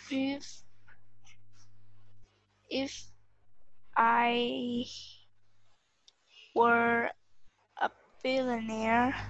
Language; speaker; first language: English; non-native, learner; Vietnamese